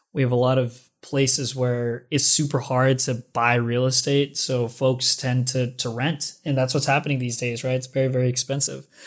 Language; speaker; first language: English; non-native, local second language; Filipino